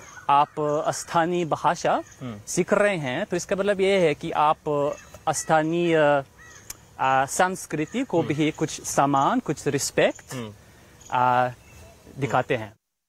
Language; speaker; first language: Hindi; non-native, fluent; English